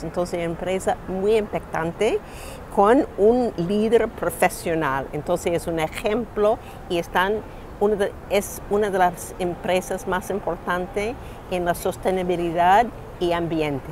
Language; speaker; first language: Spanish; non-native, fluent; English